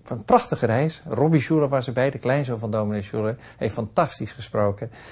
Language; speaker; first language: Dutch; native; Dutch